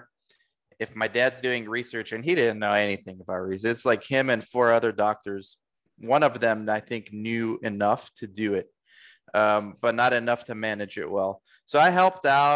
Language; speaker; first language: English; native; English